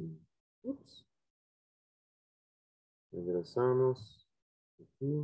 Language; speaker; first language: Spanish; non-native, fluent; English